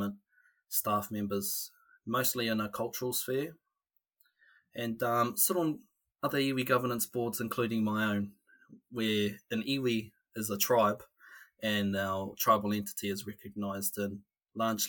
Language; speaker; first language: English; native; English